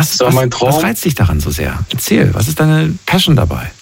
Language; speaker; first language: German; native; German